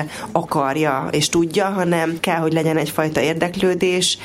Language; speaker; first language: Hungarian; native; Hungarian